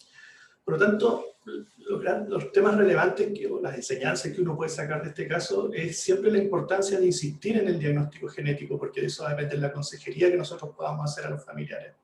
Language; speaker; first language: Spanish; native; Spanish